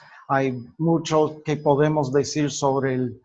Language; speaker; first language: Spanish; non-native, fluent; English